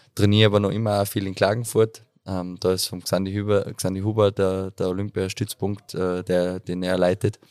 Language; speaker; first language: German; native; German